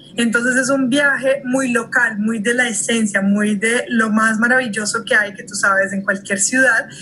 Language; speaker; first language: Spanish; early bilingual, heritage; Spanish